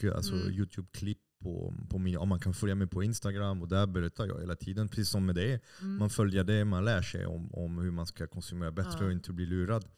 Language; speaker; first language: Swedish; non-native, fluent; French